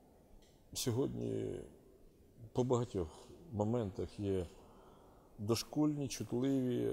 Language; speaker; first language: Ukrainian; native; Ukrainian